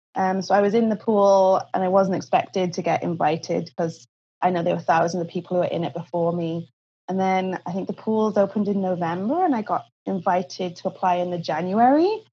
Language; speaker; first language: English; native; English